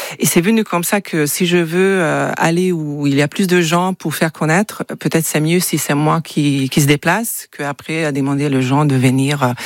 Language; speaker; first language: French; non-native, fluent; Hungarian